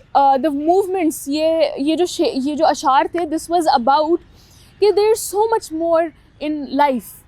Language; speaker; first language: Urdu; native; Urdu